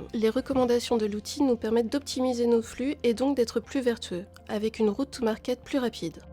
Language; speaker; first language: French; native; French